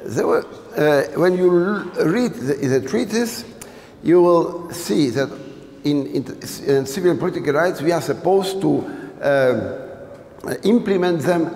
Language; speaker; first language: English; non-native, fluent; Polish